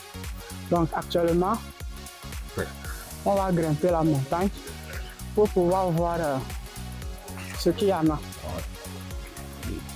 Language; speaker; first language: French; non-native, fluent; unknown